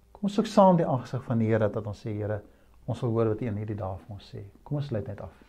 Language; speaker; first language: Afrikaans; native; Afrikaans